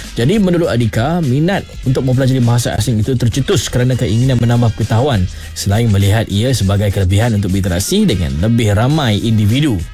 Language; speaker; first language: Malay; native; Malay